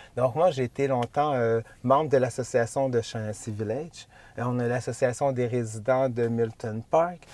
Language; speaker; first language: French; native; French